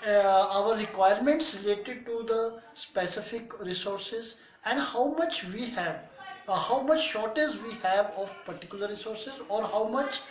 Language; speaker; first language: English; non-native, local second language; Hindi